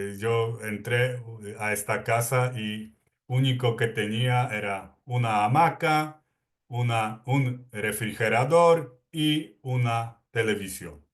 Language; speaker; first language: Spanish; non-native, fluent; Polish